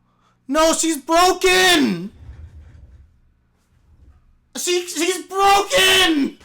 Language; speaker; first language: English; native; English